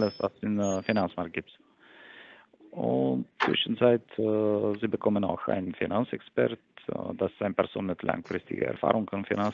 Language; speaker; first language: German; non-native, fluent; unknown